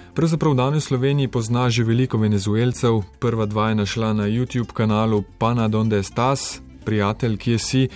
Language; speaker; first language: Slovenian; native; Slovenian